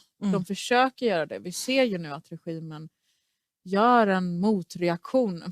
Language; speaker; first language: Swedish; early bilingual, other home language; Persian